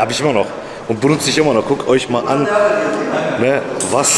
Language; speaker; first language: German; native; German